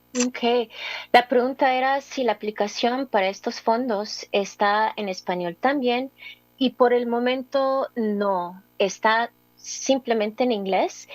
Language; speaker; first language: Spanish; early bilingual, heritage; English